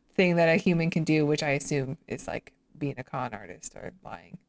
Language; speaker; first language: English; native; English